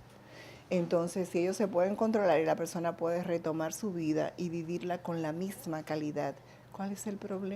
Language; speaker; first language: Spanish; native; Spanish